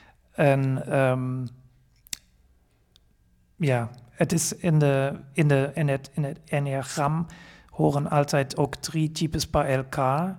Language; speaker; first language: Dutch; non-native, fluent; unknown